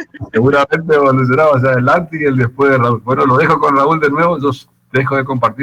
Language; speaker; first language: Spanish; native; Spanish